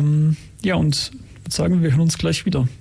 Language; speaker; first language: German; native; German